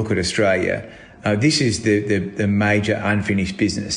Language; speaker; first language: English; native; English